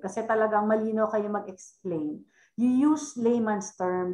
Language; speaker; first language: English; non-native, local second language; Filipino